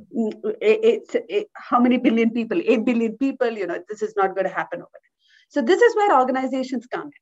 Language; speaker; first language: English; non-native, local second language; Malayalam